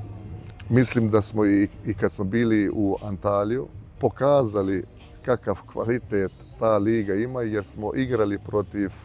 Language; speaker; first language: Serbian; early bilingual, heritage; Bosnian